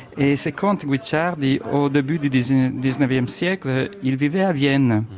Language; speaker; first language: French; non-native, fluent; Italian